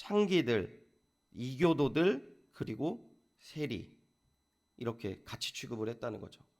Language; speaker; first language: Korean; native; Korean